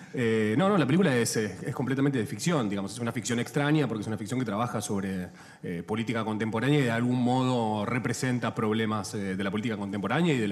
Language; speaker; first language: Spanish; native; Spanish